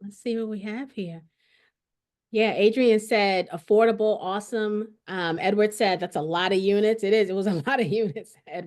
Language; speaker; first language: English; native; English